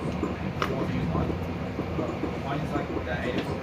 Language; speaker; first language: English; non-native, fluent; Indonesian